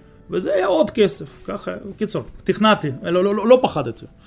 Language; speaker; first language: Hebrew; non-native, fluent; Russian